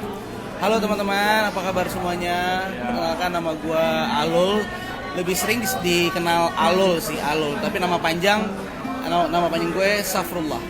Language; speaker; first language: Indonesian; non-native, local second language; Achinese